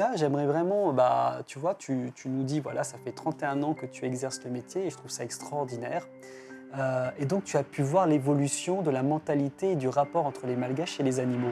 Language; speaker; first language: French; native; French